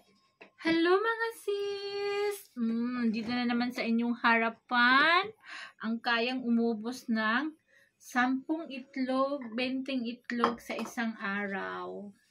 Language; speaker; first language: Filipino; non-native, local second language; Cebuano